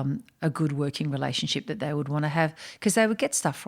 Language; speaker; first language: English; native; English